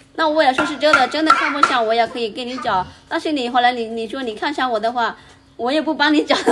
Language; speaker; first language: Chinese; non-native, fluent; Lao